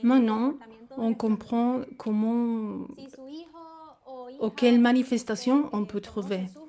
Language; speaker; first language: French; non-native, fluent; Spanish